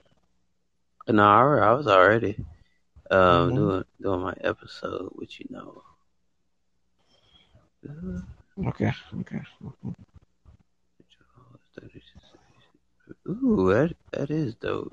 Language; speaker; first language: English; native; English